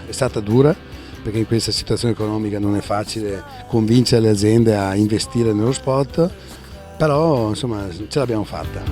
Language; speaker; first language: Italian; native; Italian